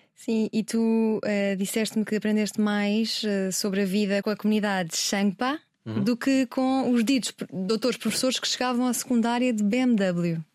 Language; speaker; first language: Portuguese; native; Portuguese